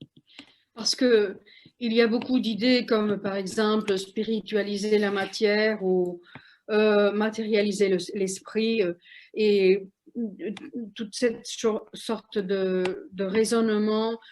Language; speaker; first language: French; non-native, fluent; Spanish